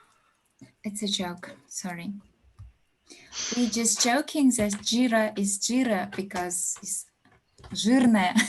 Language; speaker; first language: English; non-native, learner; Russian